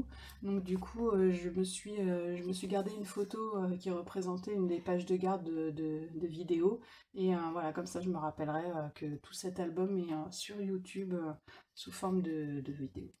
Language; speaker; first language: French; native; French